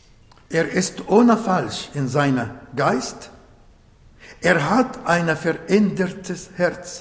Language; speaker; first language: German; non-native, learner; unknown